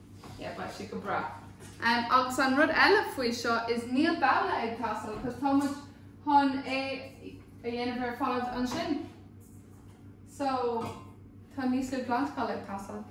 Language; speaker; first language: Irish; non-native, local second language; English